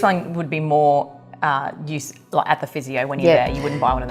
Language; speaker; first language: English; native; English